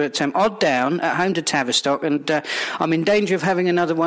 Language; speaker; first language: English; native; English